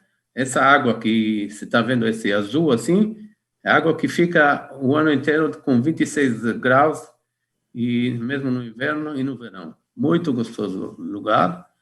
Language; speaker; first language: Portuguese; non-native, fluent; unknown